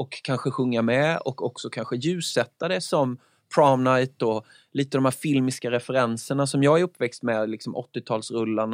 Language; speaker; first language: Swedish; native; Swedish